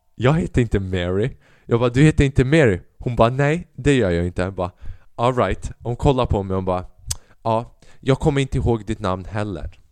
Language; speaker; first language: Swedish; early bilingual, other home language; Albanian